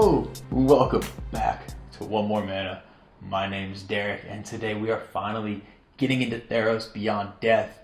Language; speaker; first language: English; native; English